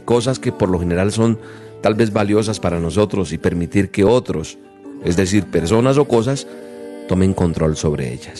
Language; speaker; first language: Spanish; native; Spanish